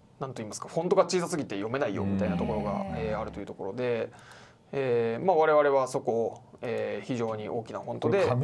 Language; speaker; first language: Japanese; native; Japanese